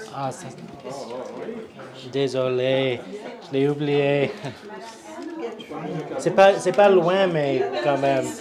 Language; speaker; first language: French; non-native, local second language; English